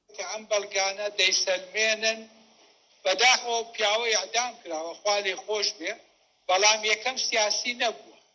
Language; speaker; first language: Central Kurdish; native; Central Kurdish